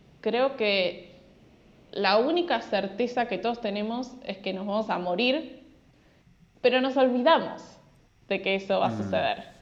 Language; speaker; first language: Spanish; native; Spanish